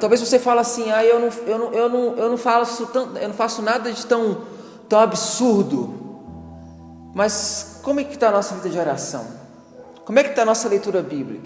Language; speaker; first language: Portuguese; native; Portuguese